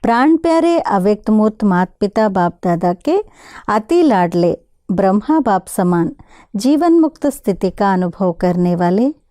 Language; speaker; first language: Hindi; non-native, local second language; Telugu